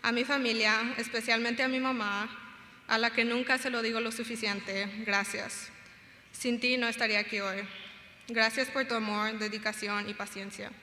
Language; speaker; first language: Spanish; early bilingual, other home language; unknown